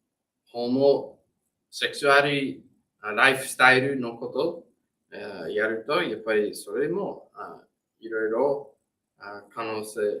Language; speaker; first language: Japanese; non-native, fluent; English